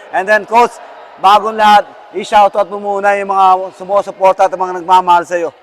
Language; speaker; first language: Filipino; non-native, local second language; Cebuano